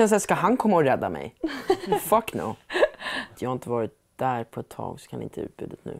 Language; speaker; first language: Swedish; native; Swedish